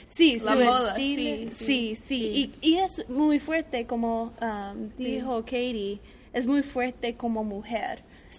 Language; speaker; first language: Spanish; non-native, learner; English